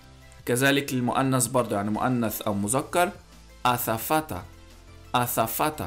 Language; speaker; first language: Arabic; native; Arabic